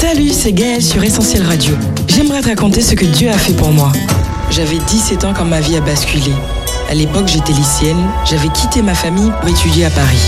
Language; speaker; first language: French; native; French